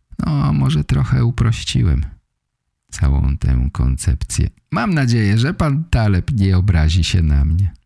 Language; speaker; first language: Polish; native; Polish